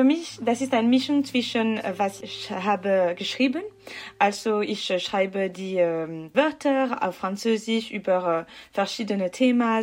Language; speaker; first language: German; non-native, learner; French